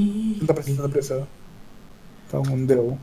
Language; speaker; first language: Catalan; native; Catalan